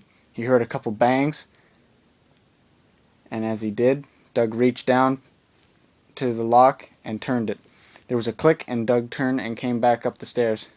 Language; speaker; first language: English; native; English